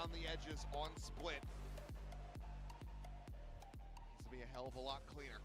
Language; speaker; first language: English; native; English